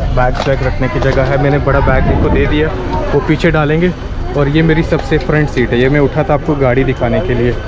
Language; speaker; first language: Hindi; native; Hindi